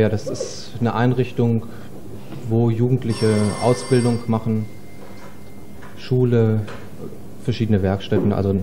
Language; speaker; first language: German; native; German